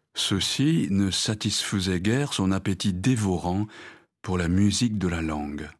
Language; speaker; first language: French; non-native, fluent; Japanese